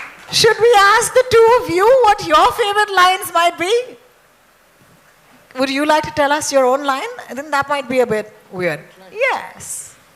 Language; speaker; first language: English; non-native, local second language; Hindi